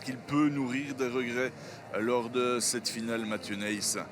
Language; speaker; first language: French; native; French